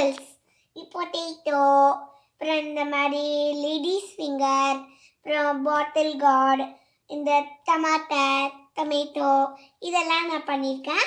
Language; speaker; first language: Tamil; early bilingual, heritage; Tamil